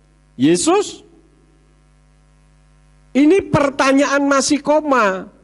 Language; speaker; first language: Indonesian; native; Indonesian